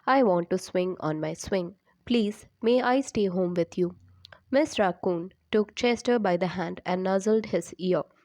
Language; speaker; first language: English; non-native, local second language; Malayalam